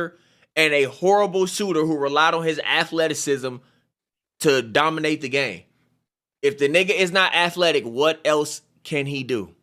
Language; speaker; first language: English; native; English